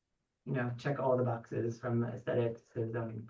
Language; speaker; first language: English; native; English